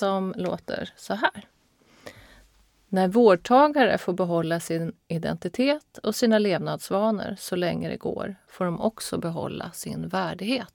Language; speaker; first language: Swedish; native; Swedish